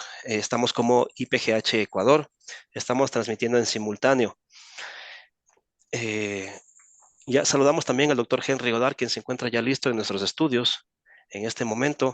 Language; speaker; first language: Spanish; native; Spanish